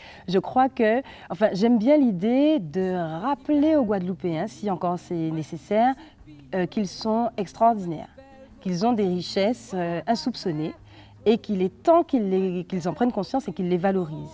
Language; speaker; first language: French; native; French